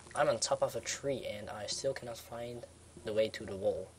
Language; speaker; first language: English; non-native, fluent; Dutch